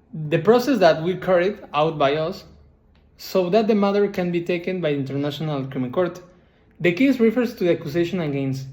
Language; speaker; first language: English; non-native, learner; Spanish